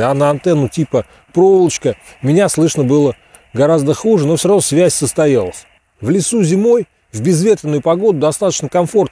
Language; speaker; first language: Russian; native; Russian